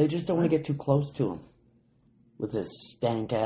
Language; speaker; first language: English; native; English